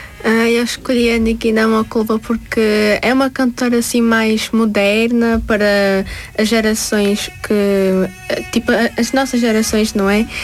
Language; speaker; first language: Portuguese; early bilingual, other home language; Tajik